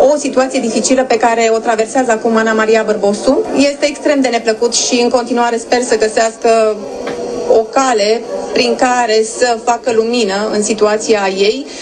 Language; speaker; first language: Romanian; native; Romanian